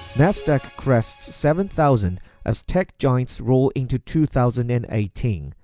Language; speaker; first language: English; non-native, fluent; Chinese